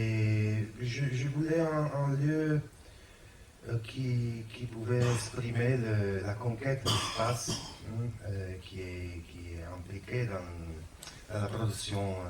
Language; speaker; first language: French; non-native, fluent; Italian